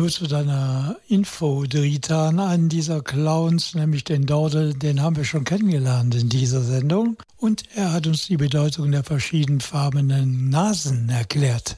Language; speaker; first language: German; native; German